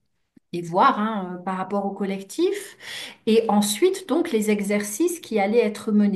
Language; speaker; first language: French; native; French